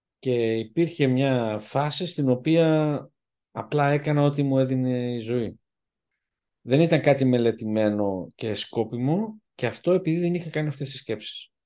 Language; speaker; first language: Greek; early bilingual, heritage; Greek